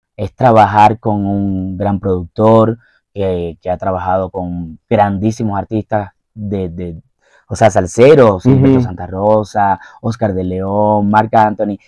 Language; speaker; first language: Spanish; native; Spanish